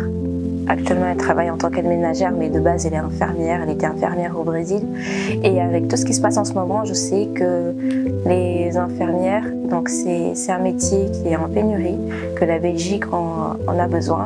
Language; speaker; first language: French; early bilingual, other home language; Portuguese